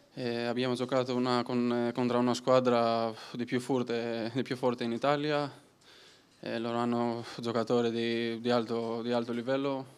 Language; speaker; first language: Italian; non-native, learner; Greek